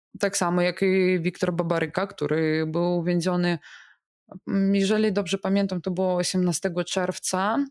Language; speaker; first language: Polish; non-native, fluent; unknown